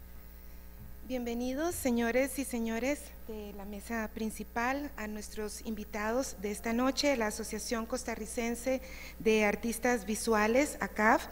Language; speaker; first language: Spanish; native; Spanish